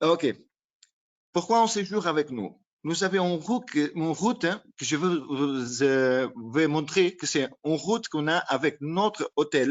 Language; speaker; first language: French; non-native, learner; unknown